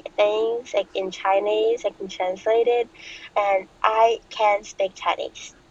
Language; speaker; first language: English; non-native, fluent; Chinese